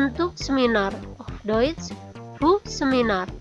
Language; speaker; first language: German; non-native, fluent; Indonesian